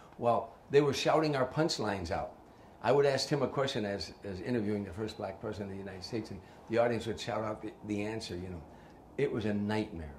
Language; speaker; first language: English; native; English